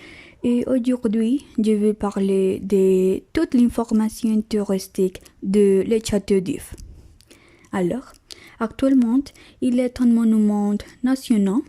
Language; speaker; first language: French; non-native, learner; Spanish